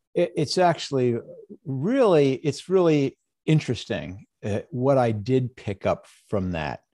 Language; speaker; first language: English; native; English